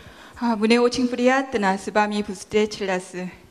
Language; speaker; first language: Russian; non-native, learner; Korean